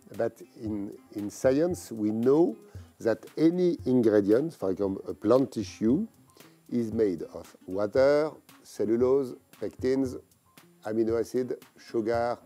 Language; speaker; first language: English; non-native, fluent; French